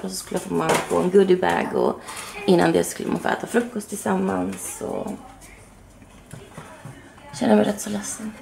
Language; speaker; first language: Swedish; native; Swedish